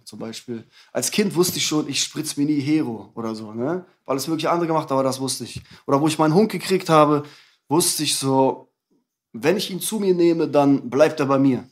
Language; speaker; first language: German; native; German